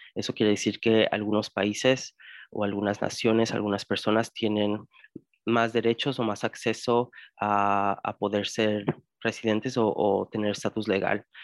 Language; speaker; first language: Spanish; early bilingual, heritage; Spanish